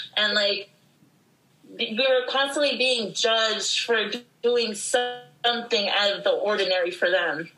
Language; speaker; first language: English; early bilingual, other home language; Spanish